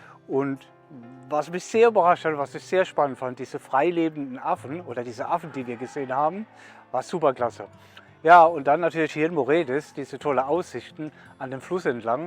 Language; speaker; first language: German; native; German